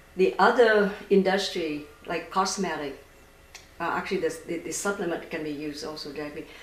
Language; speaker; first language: English; non-native, fluent; Vietnamese